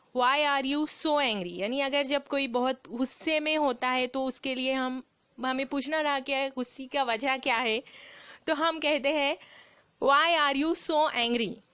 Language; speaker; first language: Hindi; native; Hindi